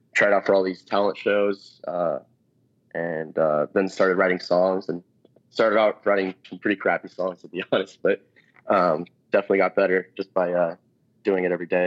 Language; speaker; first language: English; native; English